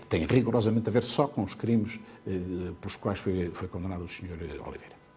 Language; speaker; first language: Portuguese; native; Portuguese